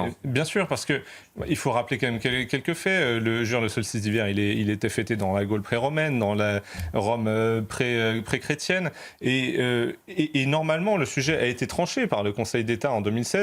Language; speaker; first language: French; native; French